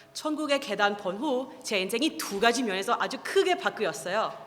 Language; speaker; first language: Korean; non-native, fluent; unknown